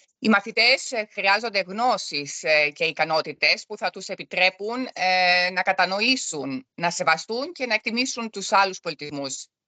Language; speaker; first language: Greek; early bilingual, other home language; German